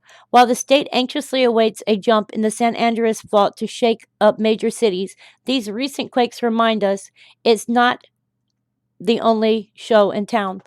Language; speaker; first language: English; native; English